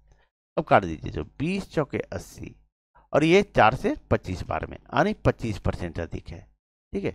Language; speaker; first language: Hindi; native; Hindi